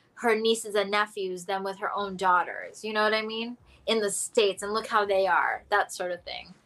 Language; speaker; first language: English; early bilingual, other home language; Hindi